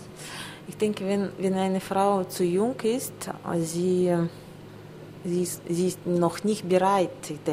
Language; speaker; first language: German; non-native, learner; Russian